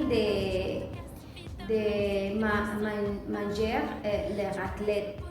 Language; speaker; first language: French; non-native, learner; Spanish